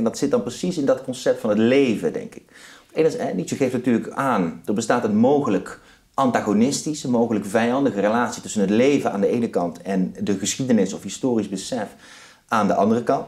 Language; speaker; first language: Dutch; native; Dutch